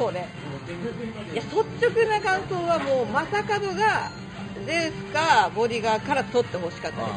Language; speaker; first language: Japanese; native; Japanese